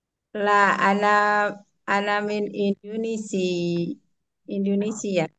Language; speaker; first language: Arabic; non-native, learner; Indonesian